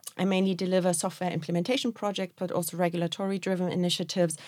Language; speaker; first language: English; non-native, fluent; German